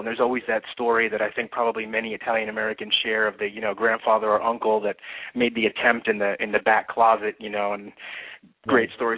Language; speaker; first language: English; native; English